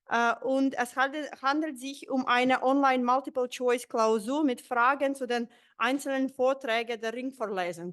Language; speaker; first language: German; non-native, fluent; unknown